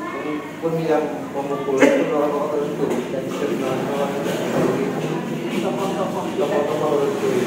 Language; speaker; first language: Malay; non-native, local second language; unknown